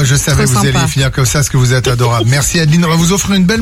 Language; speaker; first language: French; native; French